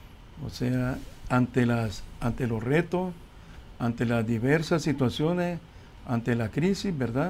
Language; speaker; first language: Spanish; native; Spanish